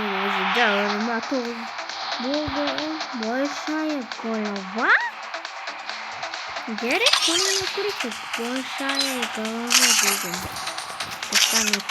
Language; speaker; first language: Russian; non-native, local second language; Kazakh